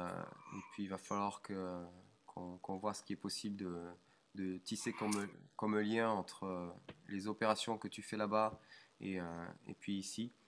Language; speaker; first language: French; native; French